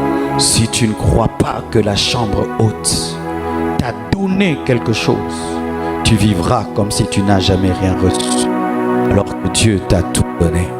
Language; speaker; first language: French; non-native, local second language; Lingala